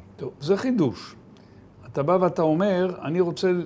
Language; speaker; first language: Hebrew; native; Hebrew